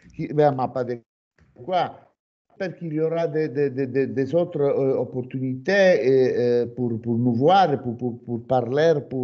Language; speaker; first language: French; non-native, fluent; Italian